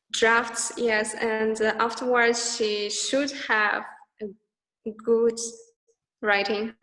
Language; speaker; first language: English; non-native, learner; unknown